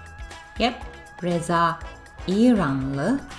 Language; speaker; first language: Turkish; non-native, fluent; English